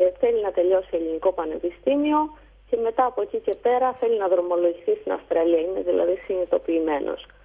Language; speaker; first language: Greek; early bilingual, heritage; Greek